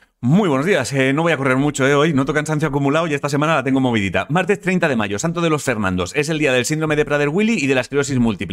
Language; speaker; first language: Spanish; native; Spanish